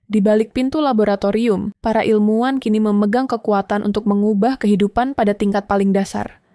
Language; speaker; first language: Indonesian; native; Indonesian